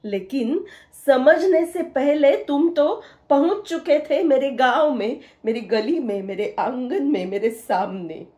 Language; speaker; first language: Hindi; non-native, local second language; Marathi